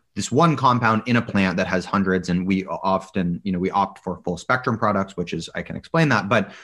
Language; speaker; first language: English; native; English